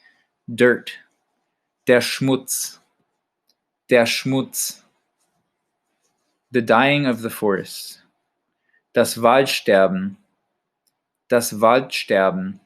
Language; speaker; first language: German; non-native, fluent; English